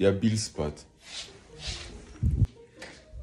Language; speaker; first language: Russian; non-native, learner; French